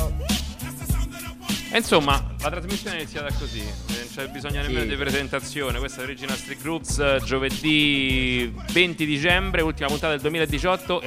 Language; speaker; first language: Italian; native; Italian